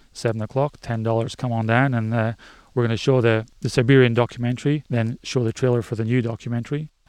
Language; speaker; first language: English; native; English